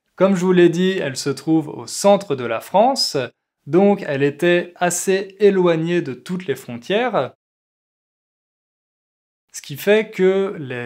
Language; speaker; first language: French; native; French